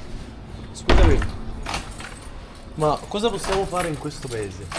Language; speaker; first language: Italian; non-native, learner; Arabic